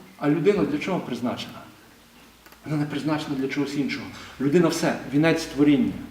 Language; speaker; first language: Ukrainian; native; Ukrainian